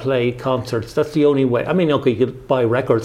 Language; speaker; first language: English; native; English